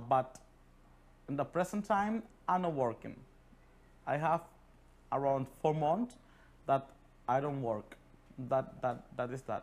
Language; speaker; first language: English; non-native, learner; Spanish